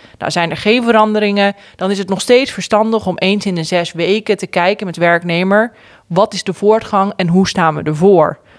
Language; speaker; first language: Dutch; native; Dutch